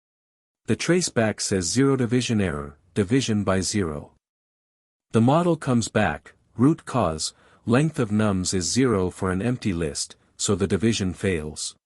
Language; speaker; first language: English; native; English